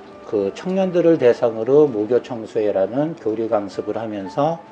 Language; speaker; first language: Korean; native; Korean